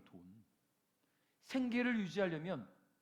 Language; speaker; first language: Korean; native; Korean